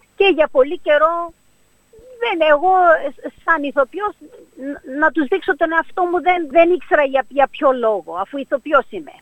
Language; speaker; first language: Greek; early bilingual, heritage; Greek